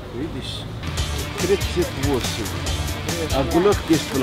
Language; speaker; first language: Russian; non-native, local second language; Azerbaijani